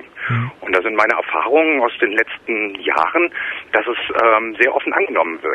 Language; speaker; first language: German; native; German